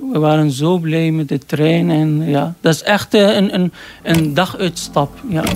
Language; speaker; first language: Dutch; non-native, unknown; Arabic